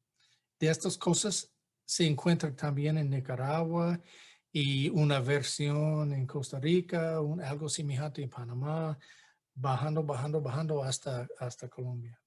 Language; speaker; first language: Spanish; non-native, fluent; English